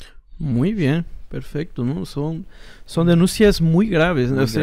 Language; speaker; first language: Spanish; non-native, fluent; Portuguese